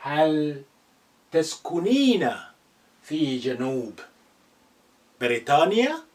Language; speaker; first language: Arabic; non-native, fluent; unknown